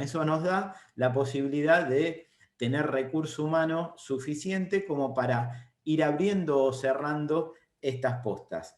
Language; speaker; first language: Spanish; native; Spanish